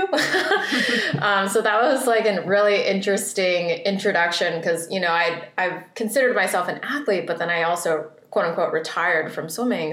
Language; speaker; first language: English; early bilingual, other home language; Vietnamese